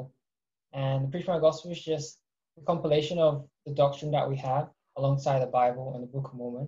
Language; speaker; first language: English; early bilingual, other home language; Portuguese